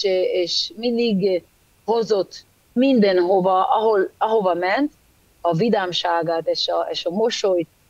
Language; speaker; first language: Hungarian; early bilingual, heritage; Hebrew